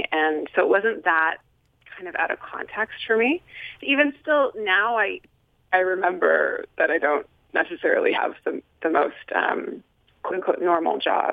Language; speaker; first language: English; native; English